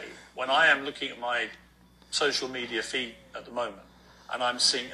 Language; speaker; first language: English; native; English